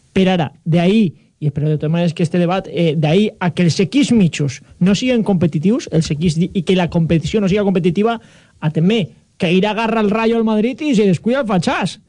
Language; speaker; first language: Catalan; native; Catalan